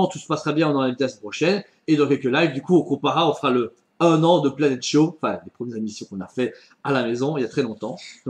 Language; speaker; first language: French; native; French